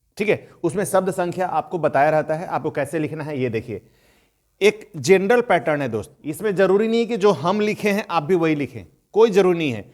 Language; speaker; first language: Hindi; native; Hindi